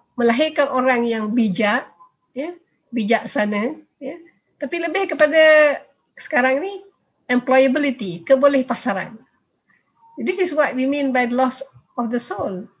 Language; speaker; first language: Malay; native; Malay